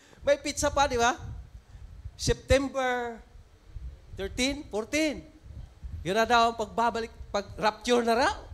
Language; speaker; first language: Filipino; non-native, local second language; Cebuano